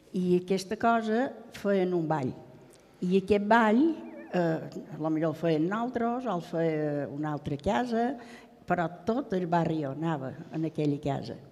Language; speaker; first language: Catalan; native; Catalan